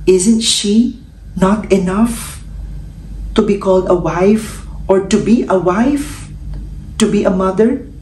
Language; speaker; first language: English; non-native, local second language; Filipino